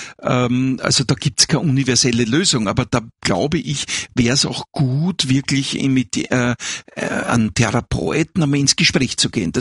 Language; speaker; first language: German; native; German